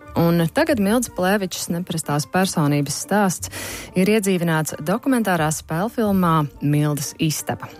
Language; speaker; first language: Latvian; native; Latvian